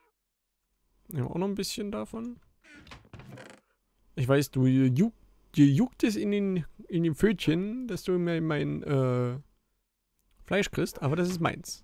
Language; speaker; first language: German; native; German